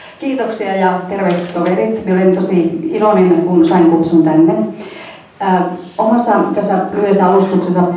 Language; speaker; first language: Finnish; native; Finnish